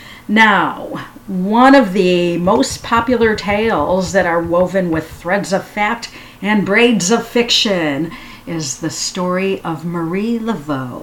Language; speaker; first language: English; native; English